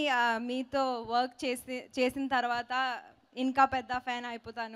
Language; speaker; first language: Telugu; non-native, local second language; Hindi